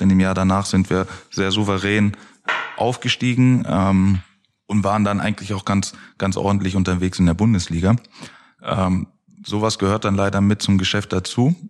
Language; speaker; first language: German; native; German